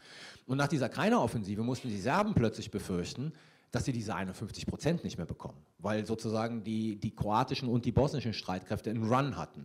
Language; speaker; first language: German; native; German